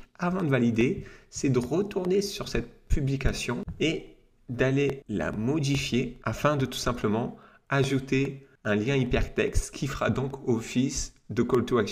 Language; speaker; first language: French; native; French